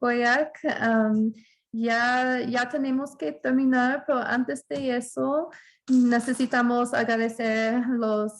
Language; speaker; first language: Spanish; non-native, fluent; English